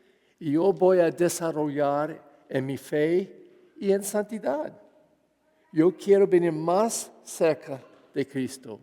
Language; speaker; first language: Spanish; non-native, fluent; English